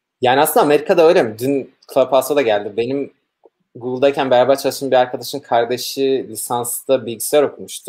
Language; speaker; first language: Turkish; native; Turkish